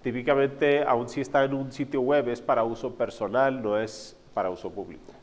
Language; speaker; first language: Spanish; non-native, fluent; English